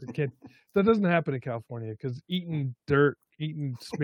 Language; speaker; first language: English; native; English